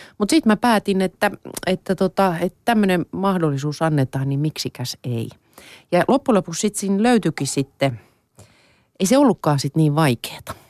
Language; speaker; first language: Finnish; non-native, local second language; Swedish